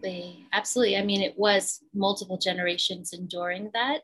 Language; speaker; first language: English; native; English